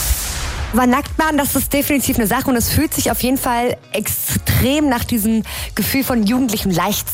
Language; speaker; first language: German; native; German